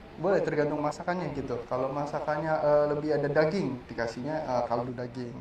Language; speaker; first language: Indonesian; native; Indonesian